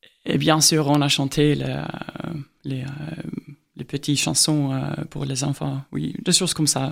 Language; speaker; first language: French; non-native, fluent; Estonian